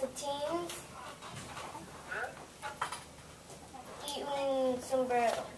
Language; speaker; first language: Spanish; non-native, learner; English